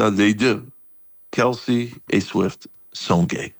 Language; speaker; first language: French; non-native, fluent; English